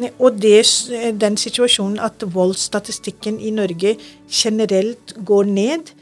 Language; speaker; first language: Norwegian; non-native, fluent; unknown